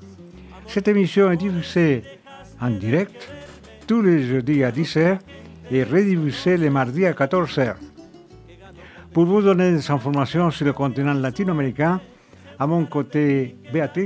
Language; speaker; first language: French; non-native, fluent; Spanish